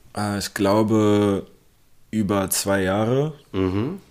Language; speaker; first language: German; non-native, local second language; English